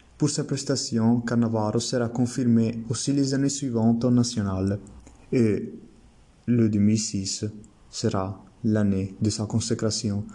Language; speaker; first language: French; non-native, learner; Italian